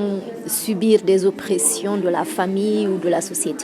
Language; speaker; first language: French; non-native, local second language; Fula